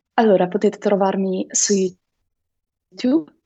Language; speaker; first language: Italian; non-native, fluent; Russian